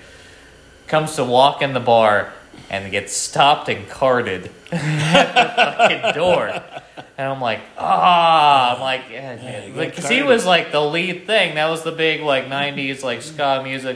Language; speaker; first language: English; native; English